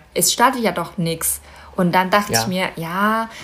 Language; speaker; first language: German; non-native, fluent; Chinese